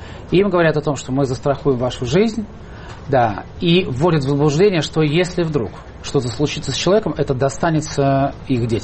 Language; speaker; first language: Russian; native; Russian